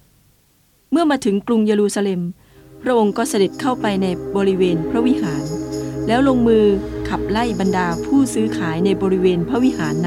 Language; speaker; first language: Thai; native; Thai